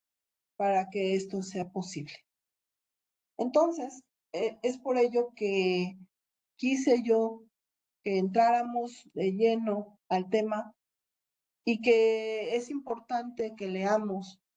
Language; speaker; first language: Spanish; native; Spanish